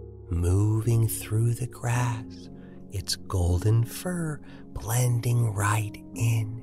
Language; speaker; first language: English; native; English